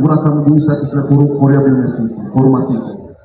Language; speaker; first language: Turkish; non-native, fluent; Indonesian